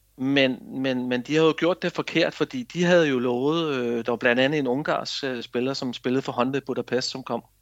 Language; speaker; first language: Danish; native; Danish